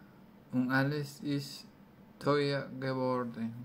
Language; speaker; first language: German; non-native, learner; Spanish